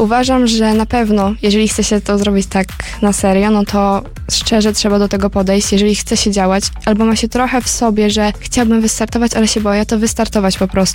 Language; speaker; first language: Polish; native; Polish